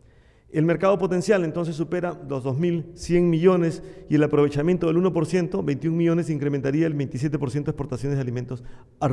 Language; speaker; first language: Spanish; native; Spanish